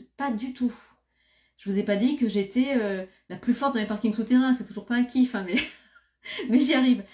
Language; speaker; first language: French; native; French